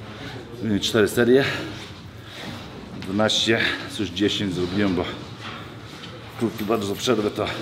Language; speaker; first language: Polish; non-native, fluent; Lithuanian